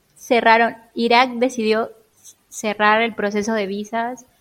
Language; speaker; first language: Spanish; native; Spanish